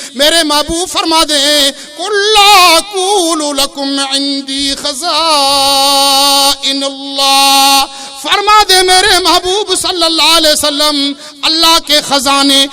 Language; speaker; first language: Urdu; non-native, local second language; Baluchi